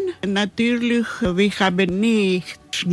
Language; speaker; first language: German; non-native, learner; Greek